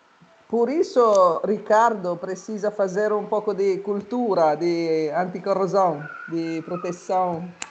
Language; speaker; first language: Portuguese; non-native, fluent; Italian